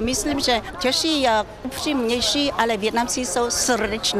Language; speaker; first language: Czech; non-native, fluent; Vietnamese